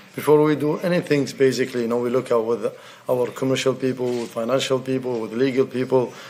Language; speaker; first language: English; non-native, fluent; Arabic